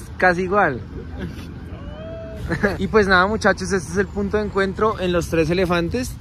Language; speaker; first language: Spanish; native; Spanish